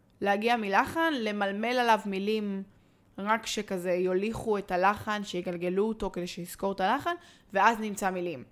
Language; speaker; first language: Hebrew; native; Hebrew